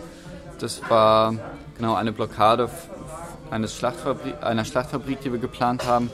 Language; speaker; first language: German; native; German